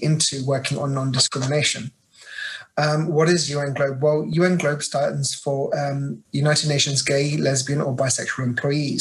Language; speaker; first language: English; native; English